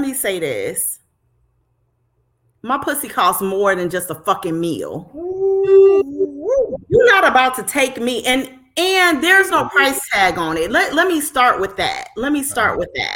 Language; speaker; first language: English; native; English